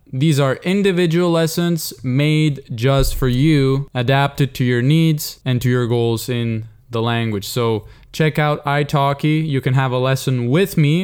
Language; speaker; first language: English; non-native, fluent; Italian